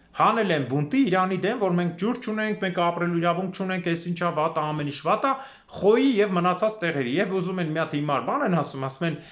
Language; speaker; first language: Armenian; native; Armenian